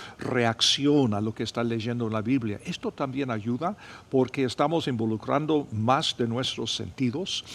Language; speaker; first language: Spanish; non-native, fluent; English